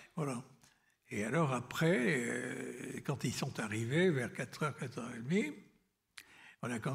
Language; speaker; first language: French; native; French